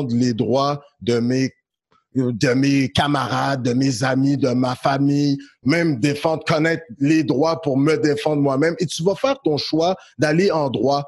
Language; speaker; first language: French; native; French